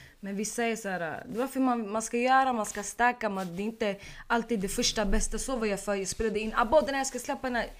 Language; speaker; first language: Swedish; early bilingual, other home language; Arabic